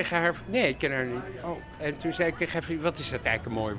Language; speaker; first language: Dutch; native; Dutch